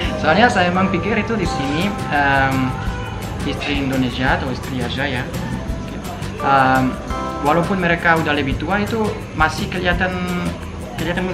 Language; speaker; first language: Indonesian; non-native, fluent; French